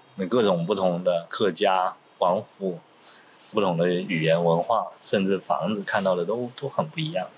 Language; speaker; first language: Chinese; non-native, local second language; Cantonese